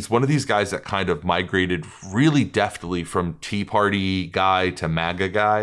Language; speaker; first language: English; native; English